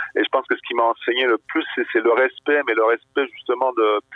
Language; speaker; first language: French; native; French